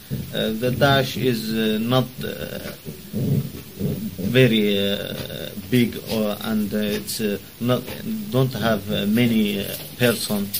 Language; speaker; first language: English; non-native, learner; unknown